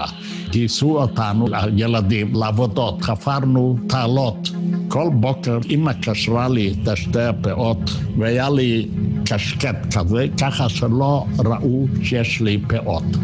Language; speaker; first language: Hebrew; non-native, fluent; Yiddish